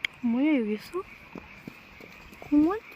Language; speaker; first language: Korean; non-native, learner; Filipino